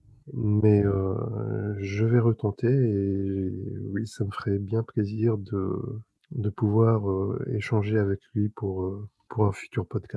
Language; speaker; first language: French; native; French